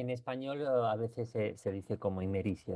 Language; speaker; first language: Spanish; non-native, fluent; Georgian